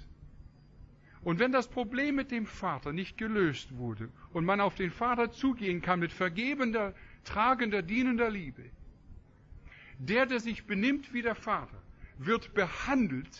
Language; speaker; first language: German; non-native, fluent; English